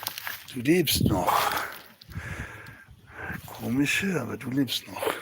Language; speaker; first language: German; non-native, learner; Spanish